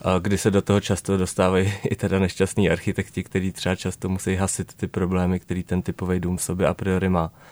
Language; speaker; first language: Czech; native; Czech